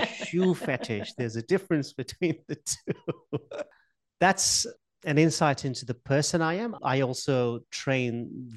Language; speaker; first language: English; non-native, local second language; Gujarati